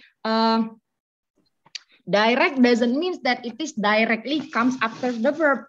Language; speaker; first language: English; non-native, fluent; Indonesian